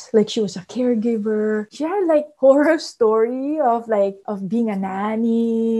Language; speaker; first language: English; non-native, local second language; Filipino